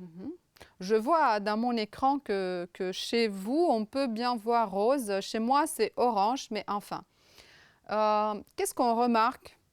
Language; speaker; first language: French; non-native, fluent; Romanian